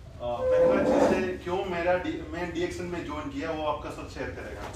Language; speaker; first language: Hindi; non-native, fluent; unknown